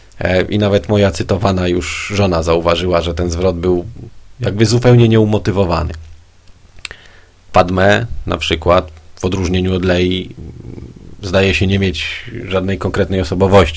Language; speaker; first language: Polish; native; Polish